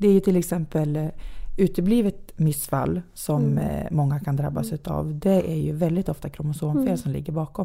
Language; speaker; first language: Swedish; native; Swedish